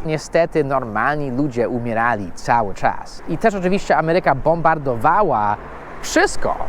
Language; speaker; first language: Polish; non-native, fluent; English